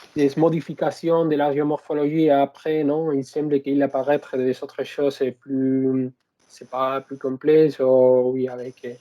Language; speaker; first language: French; non-native, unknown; Spanish